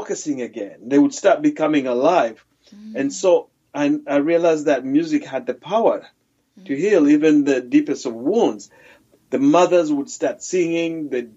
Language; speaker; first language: English; non-native, local second language; Ganda